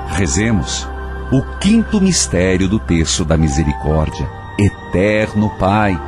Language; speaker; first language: Portuguese; native; Portuguese